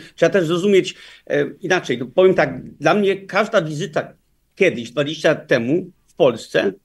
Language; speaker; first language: Polish; early bilingual, heritage; Danish